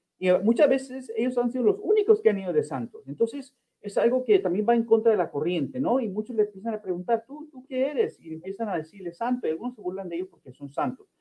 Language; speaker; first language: Spanish; early bilingual, heritage; Spanish